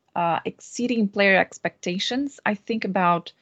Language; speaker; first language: English; non-native, fluent; Portuguese